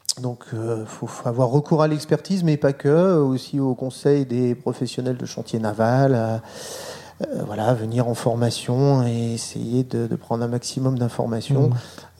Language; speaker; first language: French; native; French